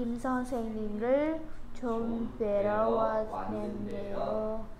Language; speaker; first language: Korean; non-native, learner; Vietnamese